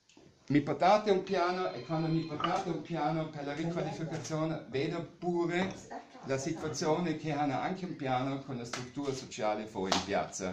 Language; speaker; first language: Italian; non-native, learner; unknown